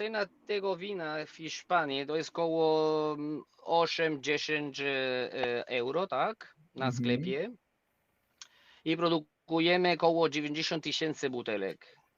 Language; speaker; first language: Polish; non-native, learner; Spanish